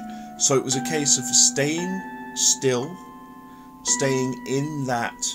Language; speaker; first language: English; native; English